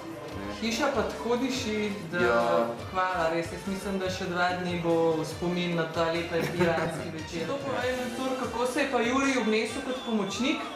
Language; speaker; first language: Slovenian; native; Slovenian